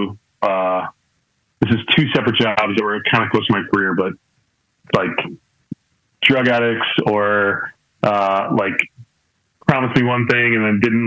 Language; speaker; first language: English; native; English